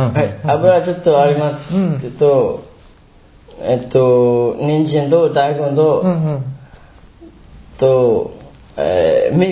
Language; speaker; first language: Japanese; non-native, learner; Burmese